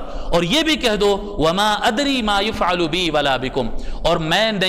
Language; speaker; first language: Urdu; native; Urdu